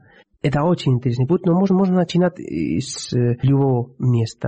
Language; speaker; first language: Russian; non-native, fluent; Spanish